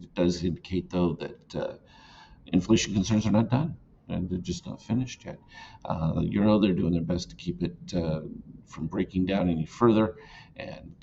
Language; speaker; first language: English; native; English